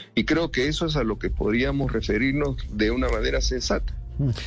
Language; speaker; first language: Spanish; native; Spanish